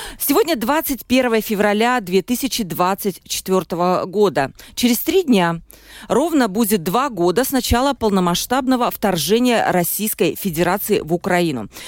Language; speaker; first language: Russian; native; Russian